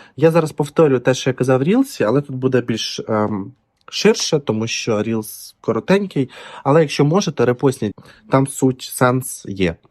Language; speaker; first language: Ukrainian; non-native, local second language; Russian